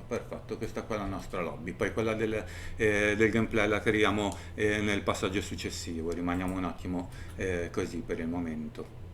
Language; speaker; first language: Italian; native; Italian